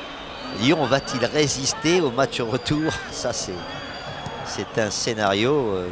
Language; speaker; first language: French; native; French